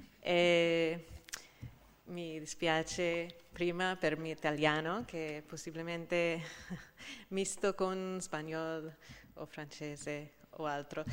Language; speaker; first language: Italian; non-native, learner; English